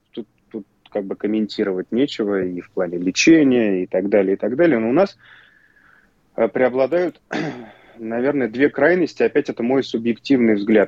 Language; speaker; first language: Russian; native; Russian